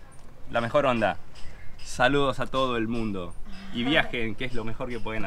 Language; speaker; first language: Spanish; native; Spanish